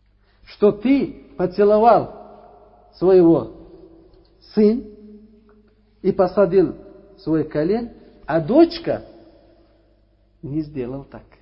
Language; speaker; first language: Russian; non-native, learner; Uzbek